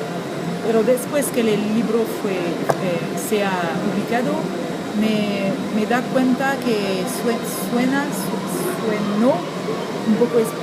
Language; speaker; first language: Spanish; non-native, learner; French